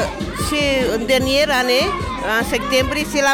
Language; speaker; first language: French; non-native, learner; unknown